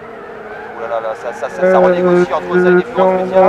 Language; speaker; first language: French; native; French